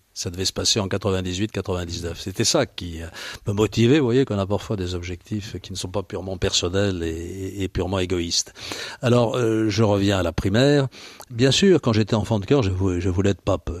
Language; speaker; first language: French; native; French